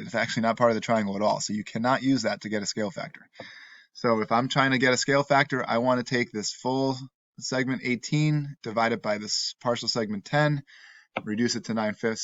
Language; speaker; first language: English; native; English